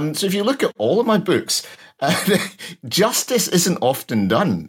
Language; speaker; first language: English; native; English